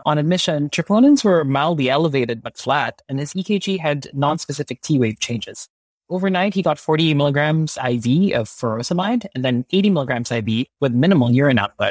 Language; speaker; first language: English; non-native, local second language; Filipino